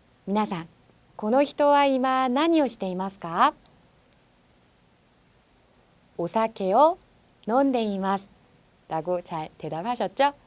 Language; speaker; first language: Japanese; non-native, fluent; Korean